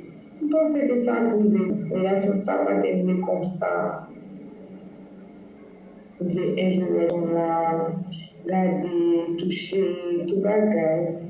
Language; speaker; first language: Haitian Creole; non-native, fluent; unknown